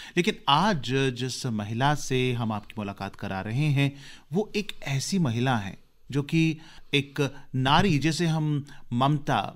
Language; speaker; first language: Hindi; native; Hindi